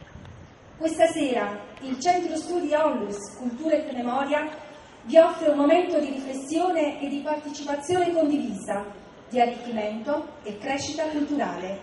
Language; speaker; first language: Italian; native; Italian